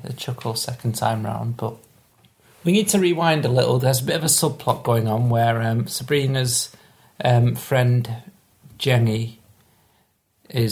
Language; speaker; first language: English; native; English